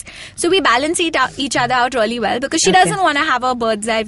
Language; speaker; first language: English; non-native, local second language; Hindi